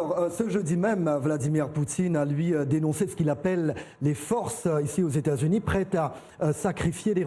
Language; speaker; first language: French; native; French